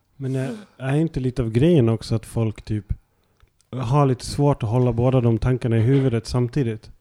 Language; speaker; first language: Swedish; native; Swedish